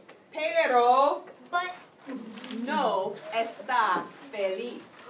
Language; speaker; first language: Spanish; non-native, fluent; English